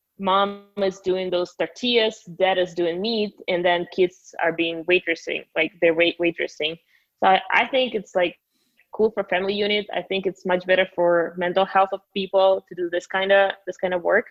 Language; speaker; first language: English; non-native, fluent; Russian